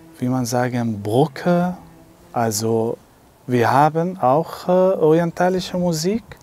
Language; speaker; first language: German; non-native, learner; Arabic